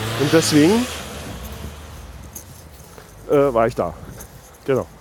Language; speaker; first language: German; native; German